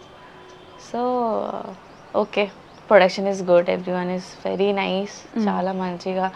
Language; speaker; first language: Telugu; non-native, learner; Bangla